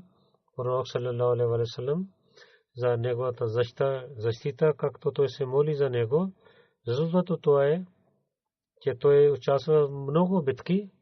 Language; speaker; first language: Bulgarian; non-native, fluent; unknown